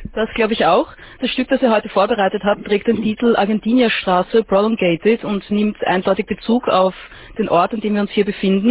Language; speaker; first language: German; native; German